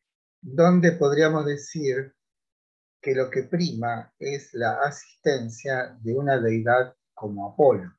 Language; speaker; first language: Spanish; native; Spanish